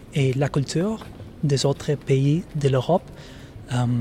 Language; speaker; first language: French; non-native, learner; Spanish